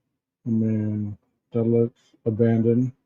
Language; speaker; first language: English; native; English